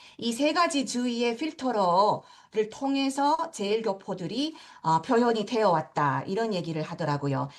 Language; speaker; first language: Korean; early bilingual, heritage; Japanese